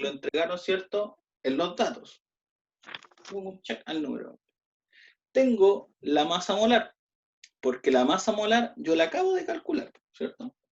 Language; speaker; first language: Spanish; native; Spanish